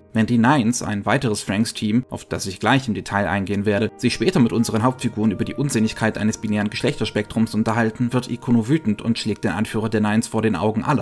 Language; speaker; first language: German; native; German